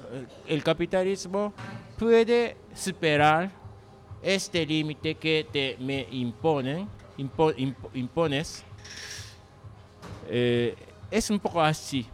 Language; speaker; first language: Spanish; non-native, learner; Japanese